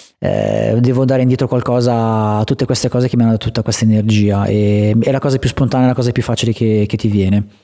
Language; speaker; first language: Italian; native; Italian